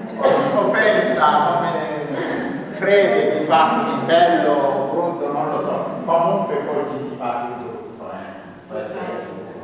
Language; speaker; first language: Italian; non-native, fluent; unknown